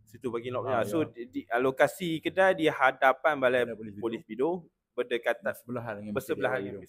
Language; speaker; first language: Malay; native; Malay